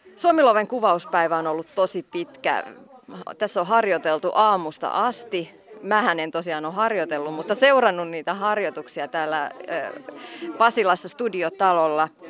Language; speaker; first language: Finnish; native; Finnish